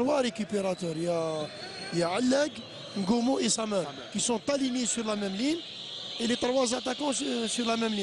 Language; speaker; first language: French; non-native, local second language; Arabic